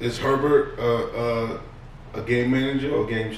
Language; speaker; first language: English; native; English